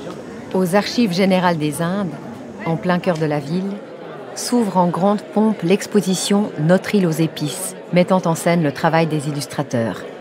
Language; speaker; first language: French; native; French